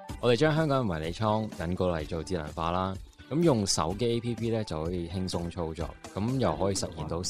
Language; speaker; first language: Cantonese; native; Cantonese